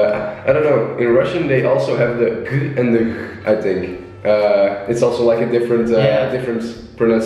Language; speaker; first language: English; non-native, fluent; Dutch